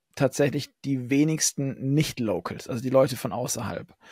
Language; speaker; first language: German; native; German